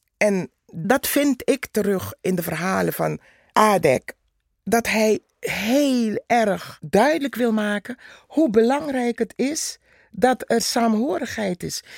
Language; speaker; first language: Dutch; native; Dutch